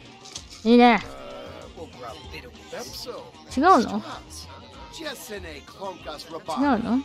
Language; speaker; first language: Japanese; native; Japanese